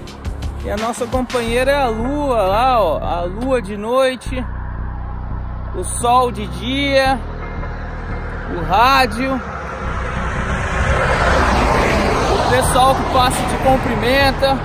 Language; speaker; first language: Portuguese; native; Portuguese